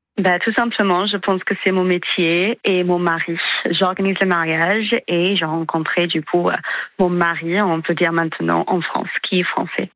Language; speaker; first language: French; non-native, fluent; English